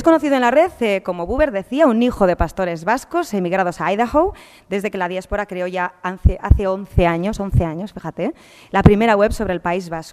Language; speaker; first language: Spanish; native; Spanish